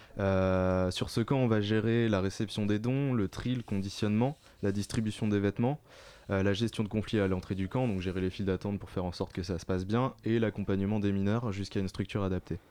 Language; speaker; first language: French; native; French